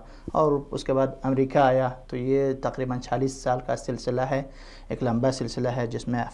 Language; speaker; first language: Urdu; non-native, fluent; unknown